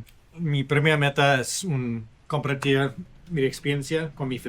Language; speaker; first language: Spanish; non-native, learner; English